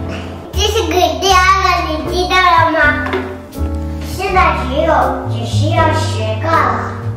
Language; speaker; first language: Chinese; early bilingual, heritage; Chinese